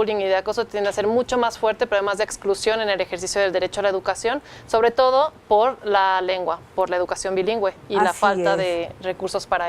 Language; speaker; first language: Spanish; native; Spanish